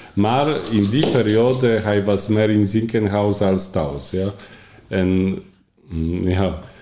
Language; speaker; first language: Dutch; non-native, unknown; Polish